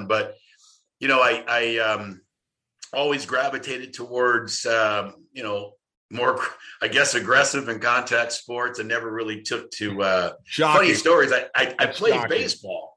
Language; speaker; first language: English; native; English